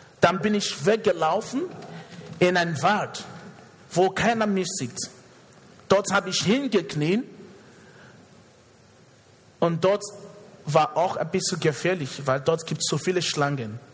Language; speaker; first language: German; non-native, fluent; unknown